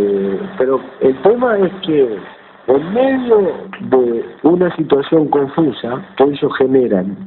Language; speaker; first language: Spanish; native; Spanish